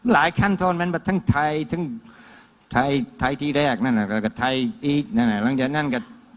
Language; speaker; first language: Thai; non-native, fluent; English